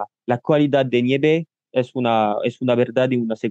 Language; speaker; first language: Spanish; non-native, learner; French